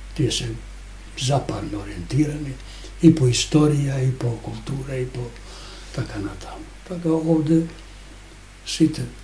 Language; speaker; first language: Macedonian; non-native, local second language; Albanian